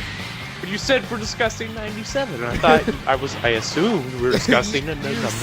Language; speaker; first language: English; native; English